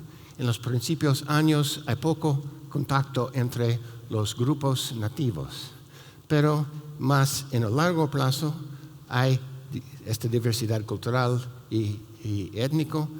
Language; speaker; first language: Spanish; non-native, fluent; English